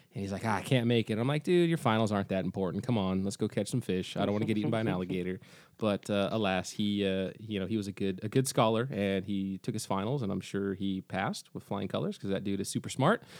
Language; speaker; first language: English; native; English